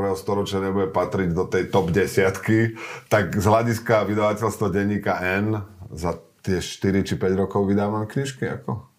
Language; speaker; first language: Slovak; native; Slovak